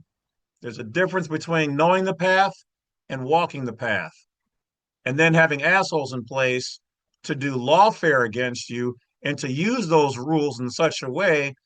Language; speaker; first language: English; native; English